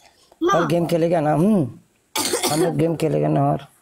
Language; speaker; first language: Hindi; non-native, fluent; Bangla